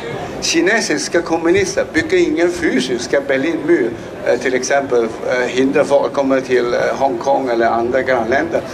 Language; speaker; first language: Swedish; non-native, fluent; Chinese